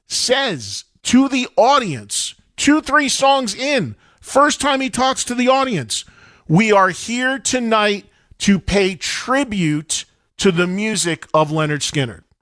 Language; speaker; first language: English; native; English